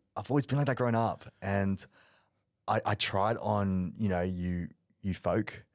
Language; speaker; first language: English; early bilingual, other home language; Malay